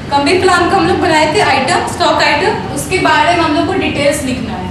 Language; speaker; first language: Hindi; native; Hindi